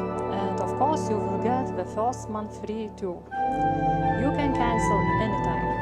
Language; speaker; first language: English; non-native, fluent; Lithuanian